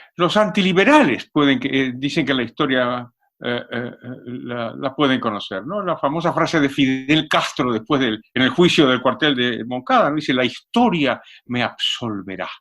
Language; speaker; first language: Spanish; native; Spanish